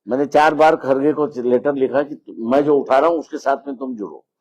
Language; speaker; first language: Hindi; non-native, local second language; Marathi